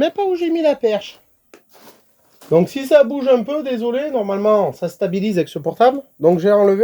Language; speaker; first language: French; native; French